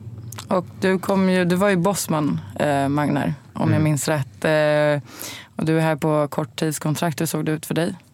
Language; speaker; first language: Swedish; native; Swedish